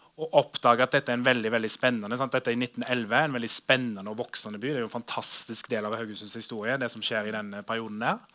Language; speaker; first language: Norwegian; native; Norwegian